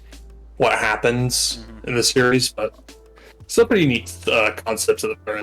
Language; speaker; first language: English; native; English